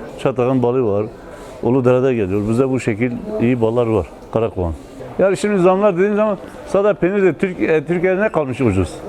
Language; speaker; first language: Turkish; native; Turkish